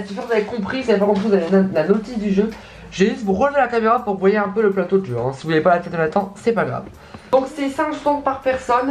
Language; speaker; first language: French; native; French